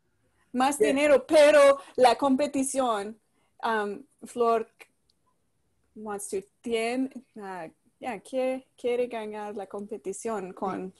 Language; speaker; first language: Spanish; non-native, learner; English